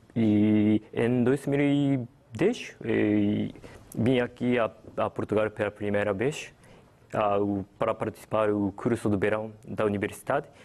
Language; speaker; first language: Portuguese; non-native, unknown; Japanese